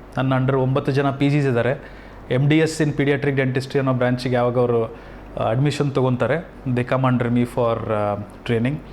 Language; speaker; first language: Kannada; native; Kannada